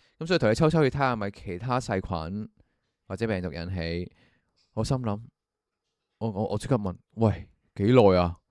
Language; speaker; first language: Cantonese; native; Cantonese